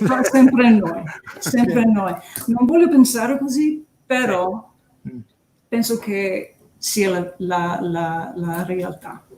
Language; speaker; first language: Italian; early bilingual, heritage; English